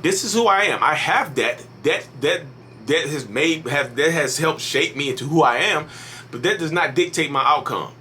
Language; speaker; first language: English; native; English